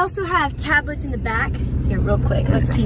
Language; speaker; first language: English; native; English